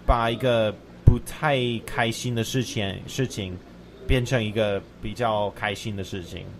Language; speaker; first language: Chinese; non-native, fluent; English